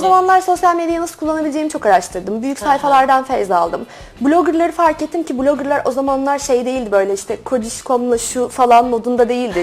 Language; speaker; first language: Turkish; native; Turkish